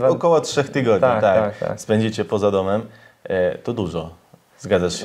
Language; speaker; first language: Polish; native; Polish